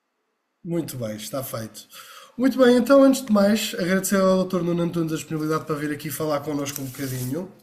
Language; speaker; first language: Portuguese; native; Portuguese